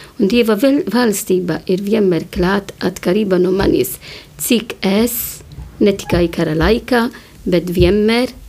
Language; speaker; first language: Latvian; non-native, learner; Maltese